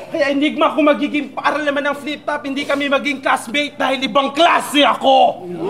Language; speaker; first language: Filipino; non-native, local second language; Cebuano